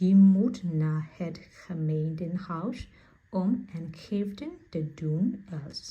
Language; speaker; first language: Dutch; non-native, learner; Burmese